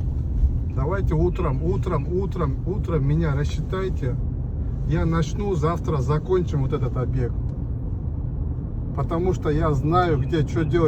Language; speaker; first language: Russian; non-native, local second language; Kyrgyz